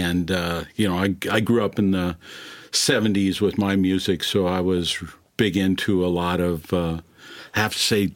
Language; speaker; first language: English; native; English